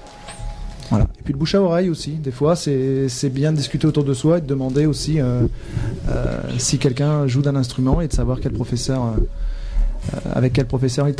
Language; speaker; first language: French; native; French